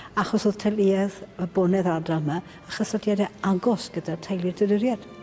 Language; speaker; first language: Welsh; native; Welsh